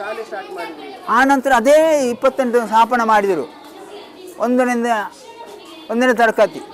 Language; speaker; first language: Kannada; non-native, local second language; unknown